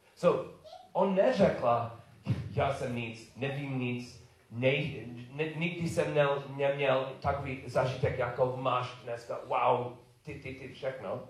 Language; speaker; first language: Czech; non-native, learner; English